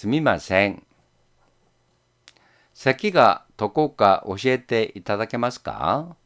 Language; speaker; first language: Japanese; non-native, fluent; Korean